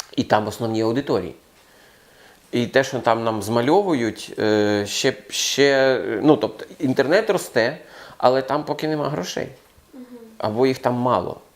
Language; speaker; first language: Ukrainian; non-native, local second language; Russian